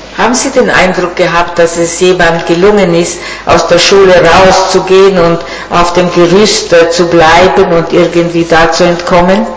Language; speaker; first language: German; non-native, fluent; Italian